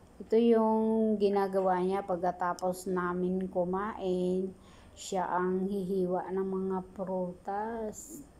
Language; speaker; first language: Filipino; native; Filipino